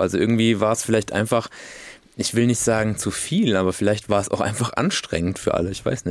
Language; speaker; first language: German; native; German